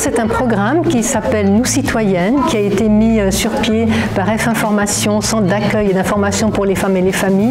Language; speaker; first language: French; native; French